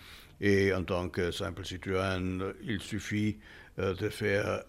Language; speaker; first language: French; non-native, fluent; German